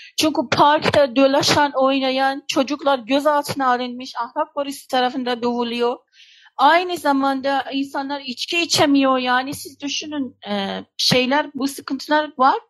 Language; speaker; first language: Turkish; non-native, fluent; Persian